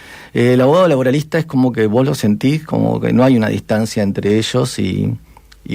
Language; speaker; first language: Spanish; native; Spanish